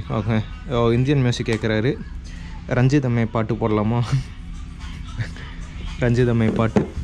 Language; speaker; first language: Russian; non-native, learner; Tamil